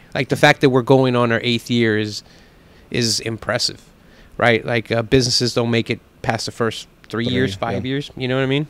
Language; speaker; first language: English; native; English